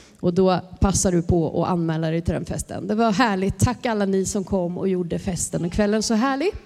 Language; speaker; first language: Swedish; native; Swedish